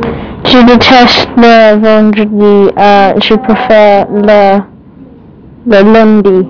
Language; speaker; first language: French; non-native, learner; English